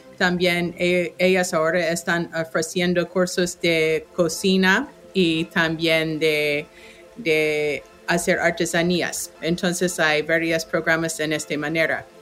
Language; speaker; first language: Spanish; non-native, fluent; English